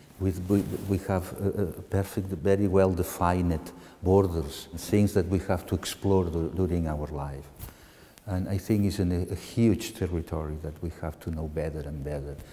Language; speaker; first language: English; non-native, fluent; Catalan